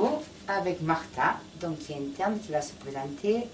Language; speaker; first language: French; native; French